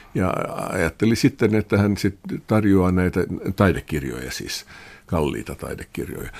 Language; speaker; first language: Finnish; non-native, local second language; Swedish